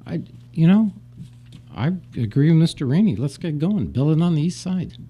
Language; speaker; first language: English; native; English